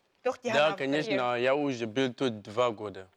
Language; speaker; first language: Russian; non-native, learner; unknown